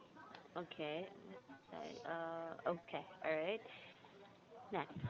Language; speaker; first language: English; non-native, fluent; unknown